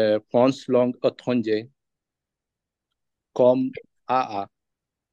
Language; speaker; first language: French; non-native, learner; Bangla